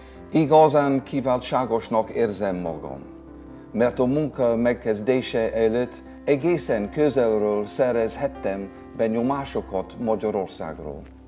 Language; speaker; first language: Hungarian; non-native, learner; English